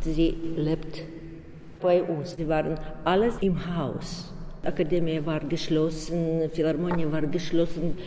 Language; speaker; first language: German; non-native, learner; Ukrainian